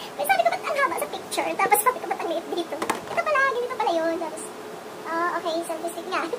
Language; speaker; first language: Filipino; non-native, local second language; Cebuano